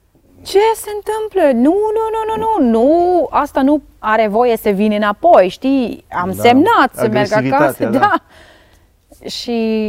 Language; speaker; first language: Romanian; non-native, learner; Dutch